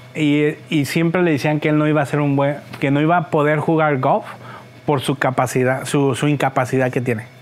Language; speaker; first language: Spanish; early bilingual, heritage; Spanish